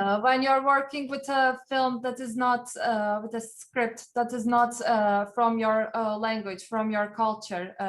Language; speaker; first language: English; non-native, fluent; Turkish